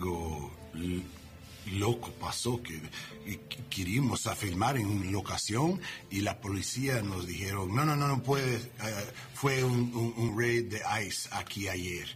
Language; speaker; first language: Spanish; non-native, learner; English